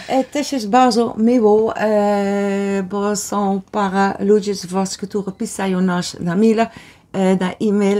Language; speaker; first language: Polish; non-native, learner; Dutch